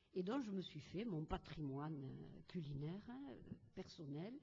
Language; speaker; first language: French; native; French